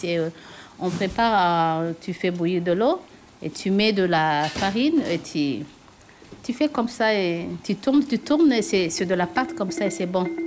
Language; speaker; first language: French; non-native, local second language; Rundi